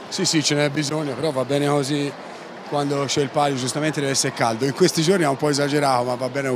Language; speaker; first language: Italian; native; Italian